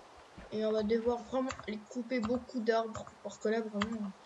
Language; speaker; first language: French; native; French